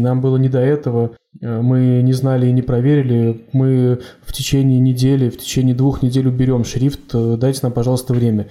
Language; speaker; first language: Russian; native; Russian